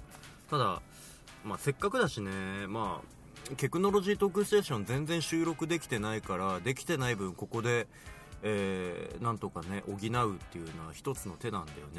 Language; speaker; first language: Japanese; native; Japanese